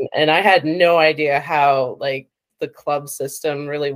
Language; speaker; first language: English; native; English